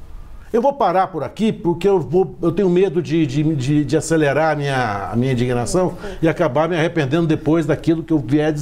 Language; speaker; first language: Portuguese; native; Portuguese